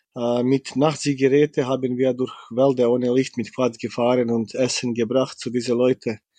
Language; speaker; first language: German; non-native, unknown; Bosnian